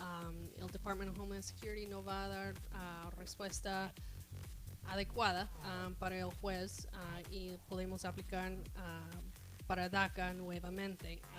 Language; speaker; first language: Spanish; non-native, fluent; English